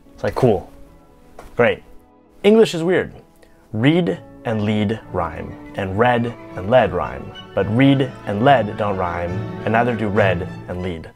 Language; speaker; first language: English; native; English